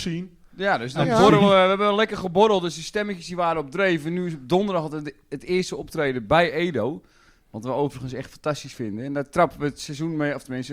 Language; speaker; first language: Dutch; native; Dutch